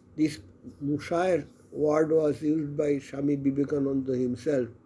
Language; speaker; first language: English; non-native, local second language; Bangla